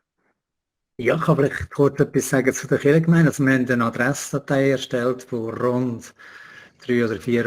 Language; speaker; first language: German; native; German